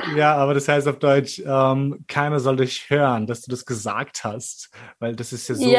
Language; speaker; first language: German; early bilingual, other home language; Albanian